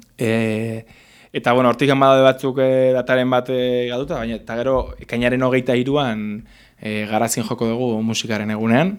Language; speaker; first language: Basque; native; Basque